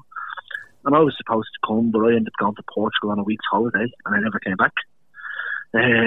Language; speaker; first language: English; native; English